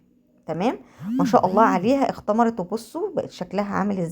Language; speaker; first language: Arabic; native; Arabic